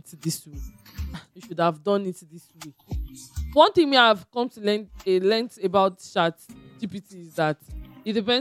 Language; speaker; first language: English; non-native, local second language; Yoruba